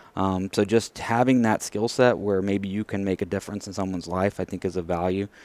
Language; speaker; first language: English; native; English